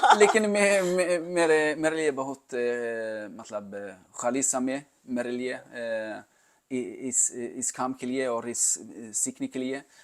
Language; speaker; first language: Hindi; non-native, learner; Swedish